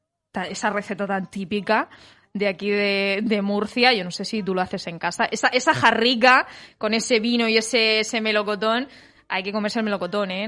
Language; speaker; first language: Spanish; native; Spanish